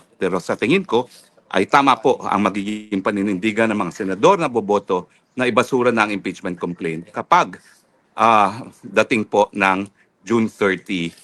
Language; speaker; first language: Filipino; native; Filipino